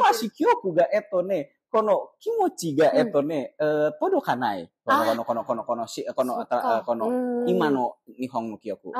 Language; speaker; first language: Japanese; non-native, learner; Indonesian